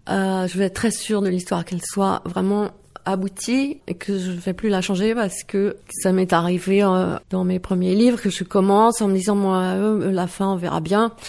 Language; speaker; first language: French; non-native, local second language; Dutch